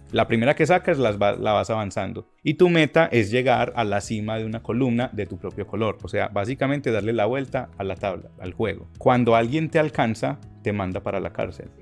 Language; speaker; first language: Spanish; native; Spanish